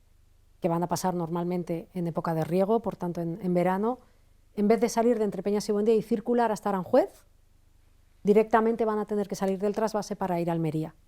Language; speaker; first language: Spanish; native; Spanish